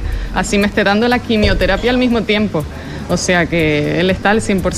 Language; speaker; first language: Spanish; native; Spanish